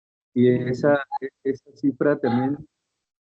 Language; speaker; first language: Spanish; native; Spanish